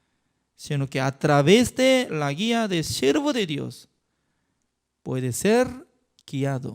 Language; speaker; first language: Spanish; non-native, fluent; Korean